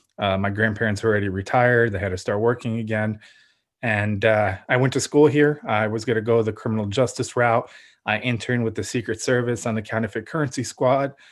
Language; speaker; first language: English; early bilingual, other home language; Ukrainian